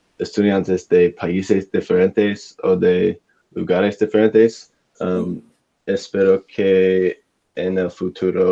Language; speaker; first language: Spanish; non-native, learner; English